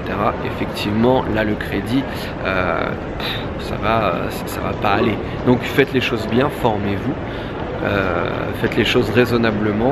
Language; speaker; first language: French; native; French